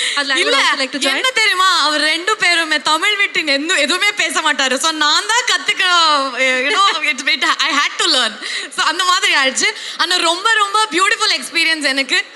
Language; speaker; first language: Tamil; non-native, local second language; Kannada